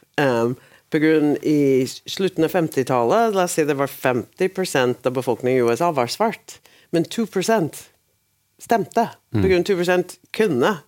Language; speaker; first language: Norwegian; non-native, fluent; English